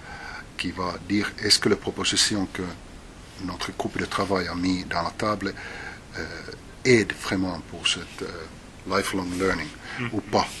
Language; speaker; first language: French; non-native, fluent; Finnish